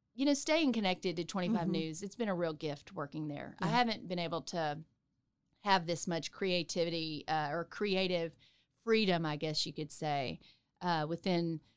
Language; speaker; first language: English; native; English